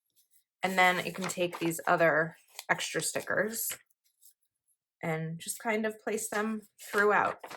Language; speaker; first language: English; native; English